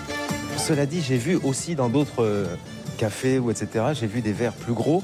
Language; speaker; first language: French; native; French